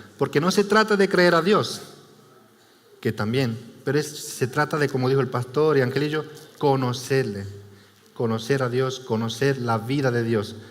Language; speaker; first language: Spanish; non-native, fluent; Romanian